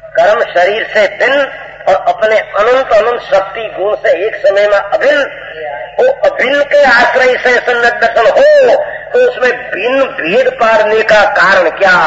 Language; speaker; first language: Hindi; non-native, local second language; Gujarati